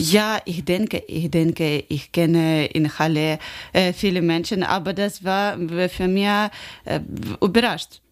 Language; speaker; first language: German; non-native, learner; Ukrainian